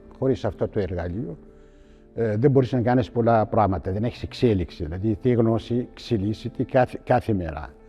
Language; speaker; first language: Greek; non-native, fluent; Arabic